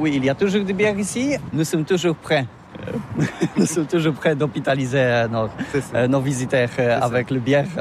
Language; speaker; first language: French; non-native, learner; Polish